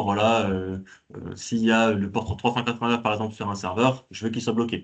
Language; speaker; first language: French; native; French